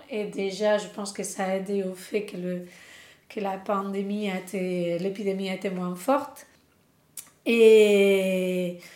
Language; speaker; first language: French; non-native, fluent; Spanish